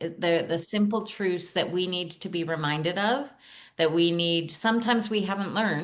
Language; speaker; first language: English; native; English